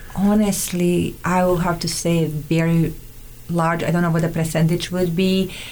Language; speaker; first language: English; non-native, fluent; Serbian